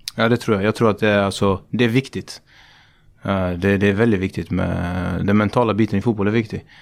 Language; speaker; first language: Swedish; native; Swedish